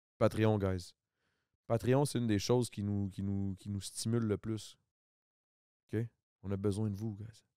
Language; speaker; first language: French; native; French